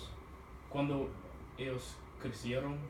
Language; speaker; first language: Spanish; non-native, learner; English